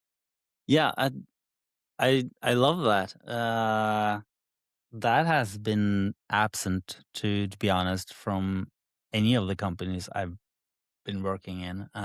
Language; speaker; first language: English; non-native, fluent; Norwegian